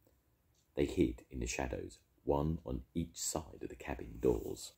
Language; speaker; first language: English; native; English